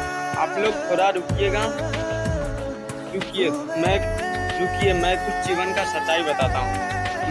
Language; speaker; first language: Hindi; non-native, local second language; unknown